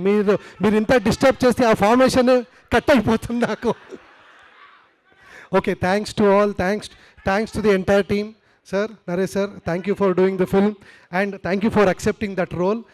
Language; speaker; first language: Telugu; non-native, learner; Kannada